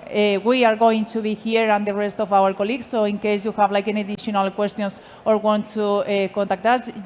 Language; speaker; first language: English; non-native, fluent; Spanish